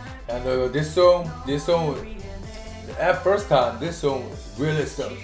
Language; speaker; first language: English; non-native, learner; Korean